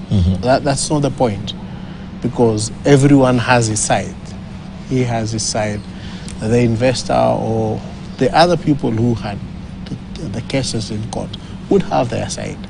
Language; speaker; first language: English; non-native, local second language; Swahili